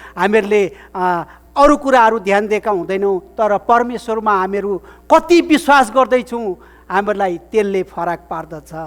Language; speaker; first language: Nepali; native; Nepali